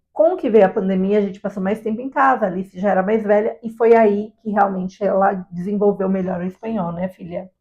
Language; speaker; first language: Portuguese; native; Portuguese